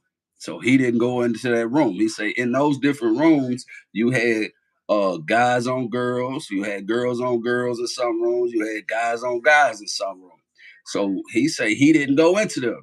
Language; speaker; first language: English; native; English